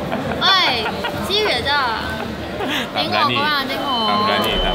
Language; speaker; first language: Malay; non-native, local second language; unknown